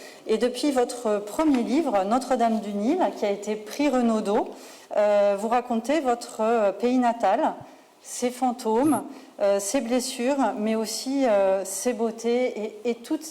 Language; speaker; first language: French; native; French